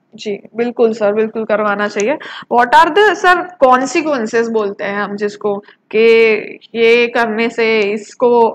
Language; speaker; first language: Hindi; non-native, local second language; Gujarati